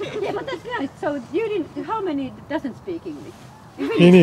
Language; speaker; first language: English; non-native, fluent; Finnish